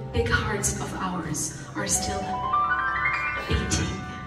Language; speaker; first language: English; non-native, fluent; French